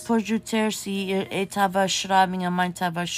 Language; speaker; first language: Portuguese; early bilingual, heritage; Portuguese